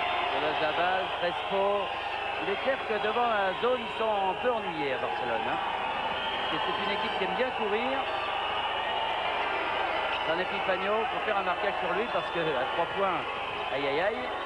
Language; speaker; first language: French; native; French